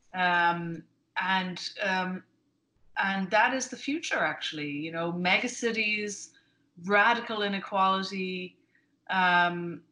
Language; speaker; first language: English; native; English